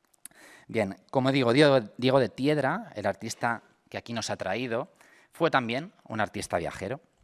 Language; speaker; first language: Spanish; native; Spanish